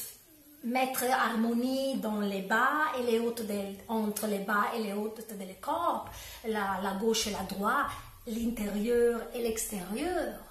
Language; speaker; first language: French; non-native, learner; Italian